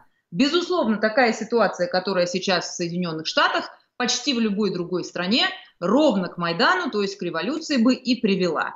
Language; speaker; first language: Russian; native; Russian